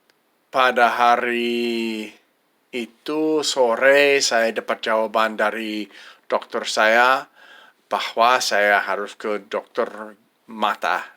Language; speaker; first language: Indonesian; non-native, fluent; English